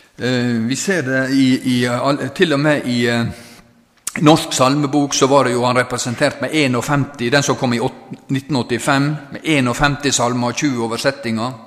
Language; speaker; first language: Norwegian; native; Norwegian